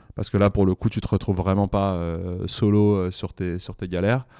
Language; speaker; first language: French; native; French